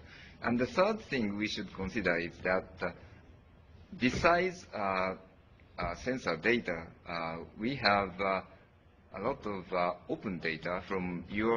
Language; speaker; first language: English; non-native, fluent; Japanese